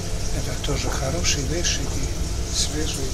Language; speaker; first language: Russian; non-native, fluent; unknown